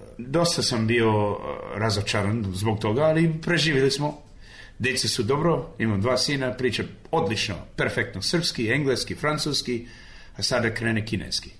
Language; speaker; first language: Serbian; early bilingual, heritage; Serbian